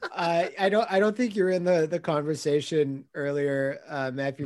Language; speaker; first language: English; native; English